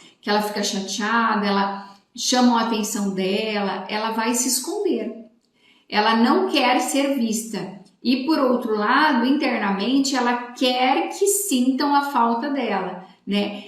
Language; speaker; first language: Portuguese; native; Portuguese